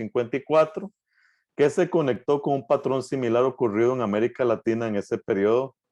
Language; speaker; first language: Spanish; native; Spanish